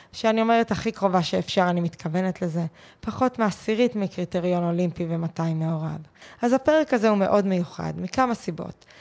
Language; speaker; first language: Hebrew; native; Hebrew